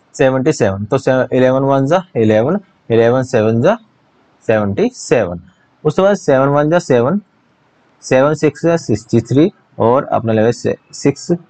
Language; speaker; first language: Hindi; non-native, local second language; Punjabi